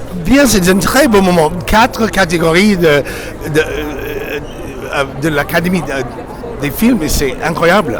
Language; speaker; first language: French; non-native, fluent; English